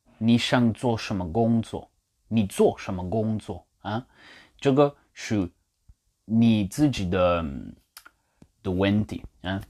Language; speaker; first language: Chinese; non-native, learner; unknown